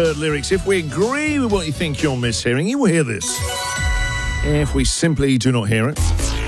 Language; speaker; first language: English; native; English